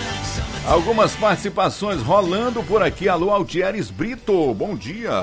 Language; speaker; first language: Portuguese; native; Portuguese